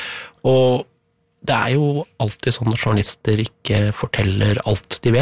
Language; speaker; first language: Norwegian; native; Norwegian